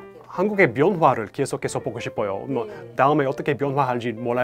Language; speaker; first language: Korean; non-native, fluent; English